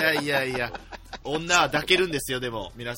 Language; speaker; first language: Japanese; native; Japanese